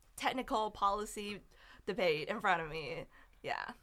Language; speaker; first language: English; non-native, fluent; Chinese